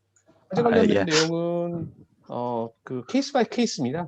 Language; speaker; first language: Korean; native; Korean